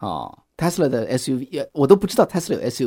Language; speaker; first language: Chinese; native; Chinese